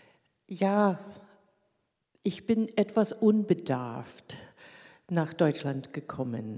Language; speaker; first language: German; early bilingual, heritage; German